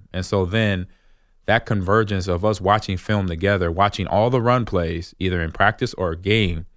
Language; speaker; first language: English; native; English